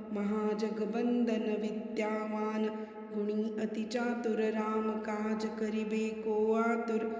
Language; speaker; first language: Hindi; non-native, local second language; Marathi